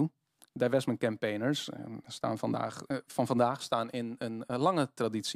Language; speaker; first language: Dutch; native; Dutch